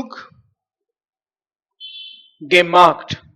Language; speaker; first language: German; non-native, fluent; Hindi